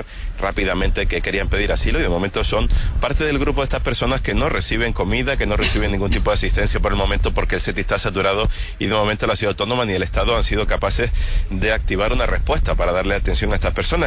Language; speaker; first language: Spanish; native; Spanish